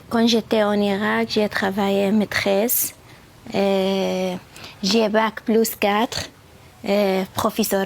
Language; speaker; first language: French; non-native, learner; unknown